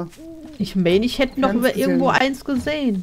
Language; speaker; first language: German; native; German